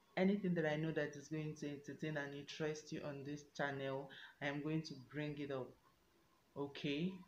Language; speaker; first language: English; non-native, local second language; Igbo